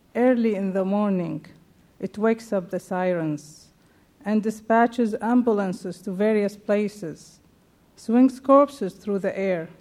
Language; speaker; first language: English; non-native, fluent; Arabic